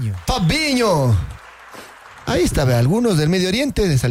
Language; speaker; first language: Spanish; native; Spanish